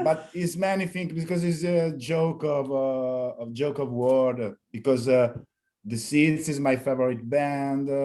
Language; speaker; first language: English; non-native, learner; Italian